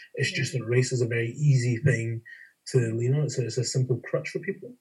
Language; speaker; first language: English; native; English